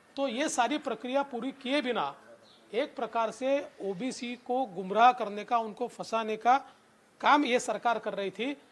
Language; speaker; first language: Hindi; non-native, local second language; Marathi